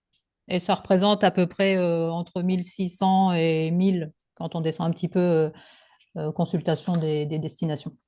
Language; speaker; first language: French; native; French